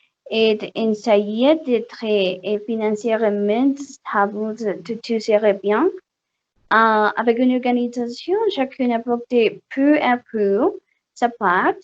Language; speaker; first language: French; non-native, learner; Spanish